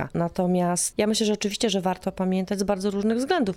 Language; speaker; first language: Polish; native; Polish